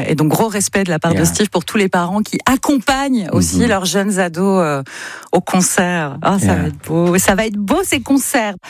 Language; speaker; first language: French; native; French